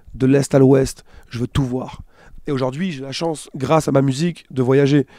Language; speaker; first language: French; native; French